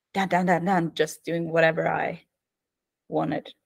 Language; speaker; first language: English; non-native, fluent; Norwegian